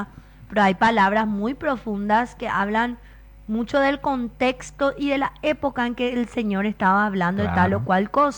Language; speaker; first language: Spanish; native; Spanish